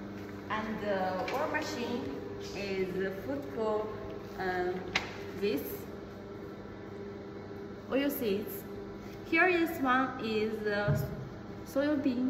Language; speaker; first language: English; non-native, learner; Chinese